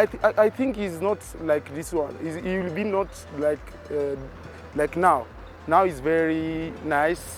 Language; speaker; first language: English; non-native, learner; French